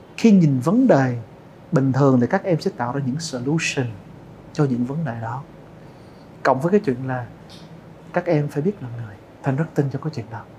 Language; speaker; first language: Vietnamese; early bilingual, heritage; Vietnamese